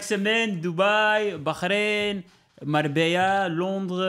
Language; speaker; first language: French; non-native, learner; Albanian